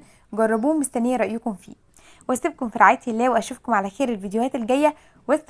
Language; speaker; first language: Arabic; native; Arabic